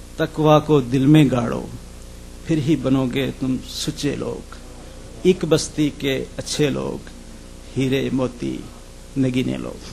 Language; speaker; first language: Urdu; native; Urdu